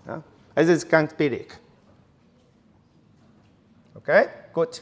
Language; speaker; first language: German; non-native, fluent; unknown